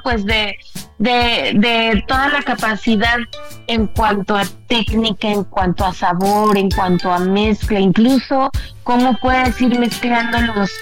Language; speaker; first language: Spanish; native; Spanish